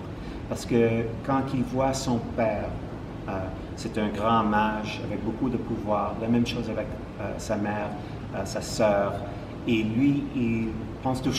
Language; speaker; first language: French; non-native, local second language; English